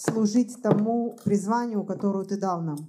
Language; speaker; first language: Russian; native; Russian